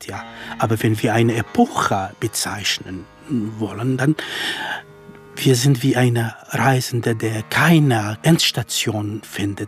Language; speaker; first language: German; non-native, fluent; Kurdish